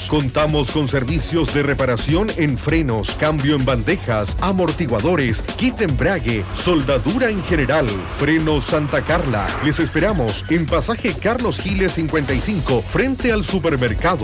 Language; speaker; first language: Spanish; native; Spanish